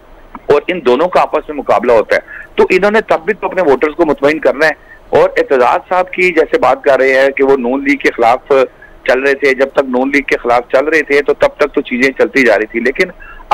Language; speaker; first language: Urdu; non-native, local second language; Punjabi